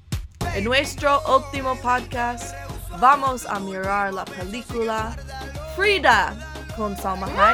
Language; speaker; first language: Spanish; non-native, learner; English